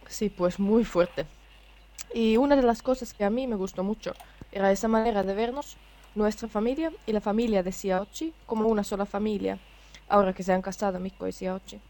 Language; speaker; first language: Spanish; non-native, fluent; Finnish